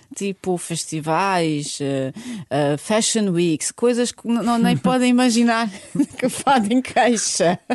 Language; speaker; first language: Portuguese; non-native, fluent; Bosnian